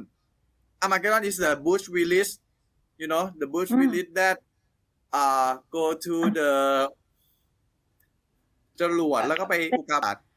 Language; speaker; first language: English; non-native, learner; Thai